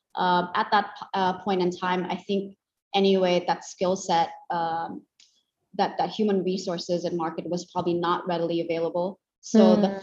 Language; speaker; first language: English; non-native, fluent; Indonesian